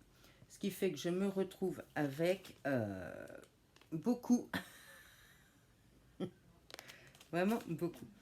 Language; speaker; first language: French; native; French